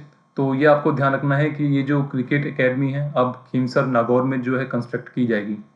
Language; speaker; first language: Hindi; native; Hindi